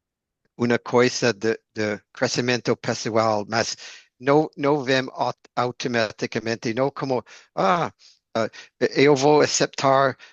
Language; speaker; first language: Portuguese; non-native, learner; English